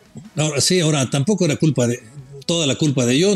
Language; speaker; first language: Spanish; native; Spanish